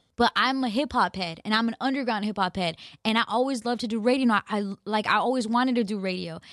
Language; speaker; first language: English; native; English